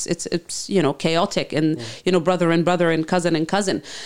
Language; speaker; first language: English; non-native, fluent; Arabic